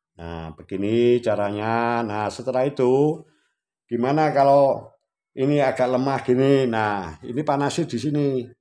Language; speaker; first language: Indonesian; non-native, local second language; Javanese